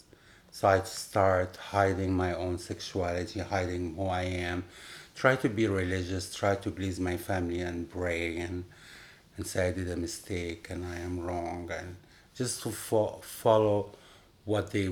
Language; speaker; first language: English; non-native, fluent; Arabic